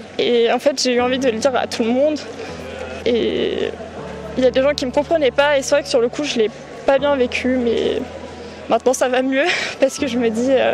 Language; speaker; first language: French; native; French